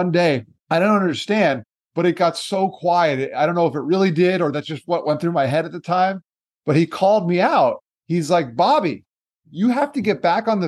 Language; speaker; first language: English; native; English